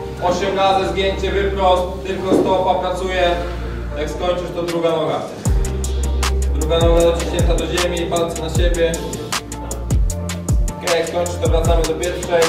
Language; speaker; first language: Polish; native; Polish